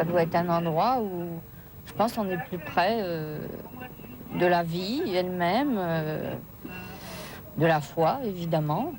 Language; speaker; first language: French; native; French